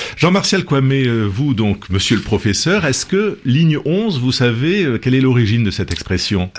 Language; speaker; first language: French; native; French